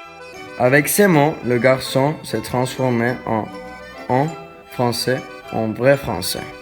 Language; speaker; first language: French; non-native, learner; Turkish